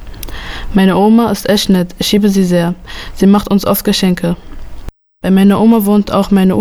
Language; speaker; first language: German; early bilingual, other home language; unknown